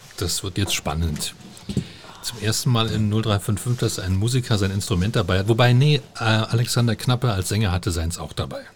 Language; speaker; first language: German; native; German